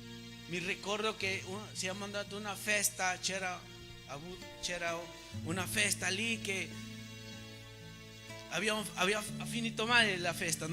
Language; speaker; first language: Italian; non-native, fluent; Spanish